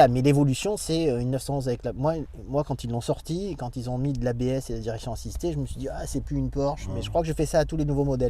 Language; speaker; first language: French; native; French